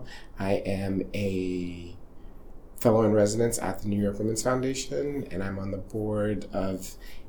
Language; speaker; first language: English; native; English